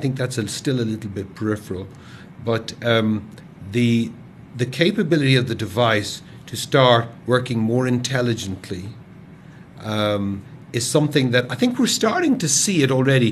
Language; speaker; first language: English; native; English